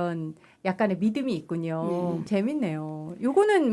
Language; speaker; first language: Korean; native; Korean